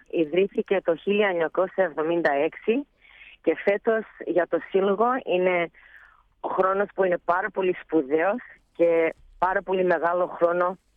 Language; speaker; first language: Greek; early bilingual, heritage; Greek